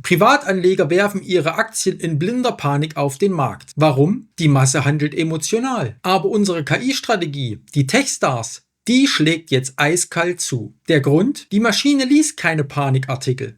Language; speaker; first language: German; native; German